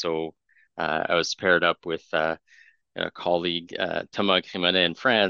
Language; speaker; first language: English; non-native, fluent; French